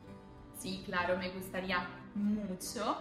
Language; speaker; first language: Spanish; non-native, fluent; Italian